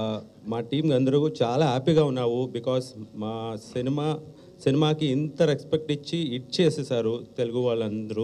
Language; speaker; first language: Telugu; non-native, learner; Kannada